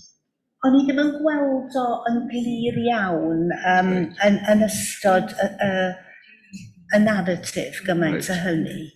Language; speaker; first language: Welsh; native; Welsh